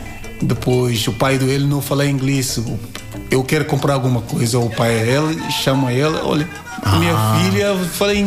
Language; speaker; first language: Portuguese; non-native, learner; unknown